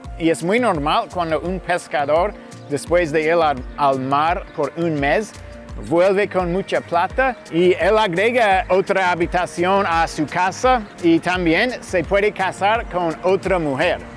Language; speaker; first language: Spanish; non-native, fluent; English